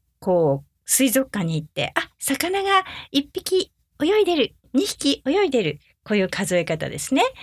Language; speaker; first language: Japanese; native; Japanese